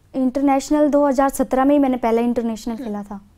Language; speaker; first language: Hindi; native; Hindi